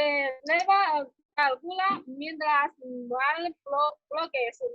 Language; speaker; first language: Spanish; non-native, learner; Chinese